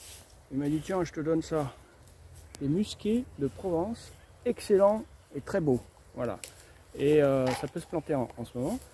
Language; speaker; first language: French; native; French